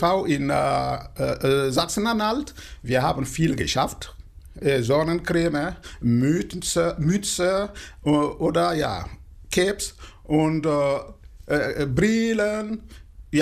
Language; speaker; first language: German; non-native, learner; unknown